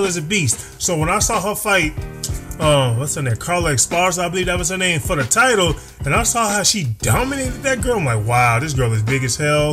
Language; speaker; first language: English; native; English